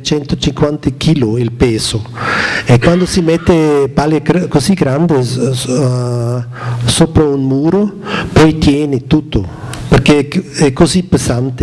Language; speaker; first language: Italian; non-native, learner; German